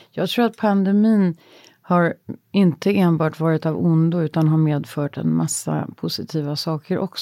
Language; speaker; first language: Swedish; native; Swedish